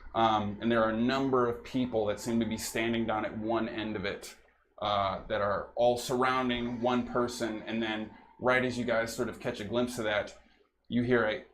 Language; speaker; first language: English; native; English